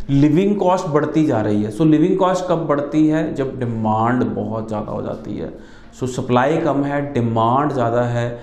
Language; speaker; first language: Hindi; non-native, local second language; Punjabi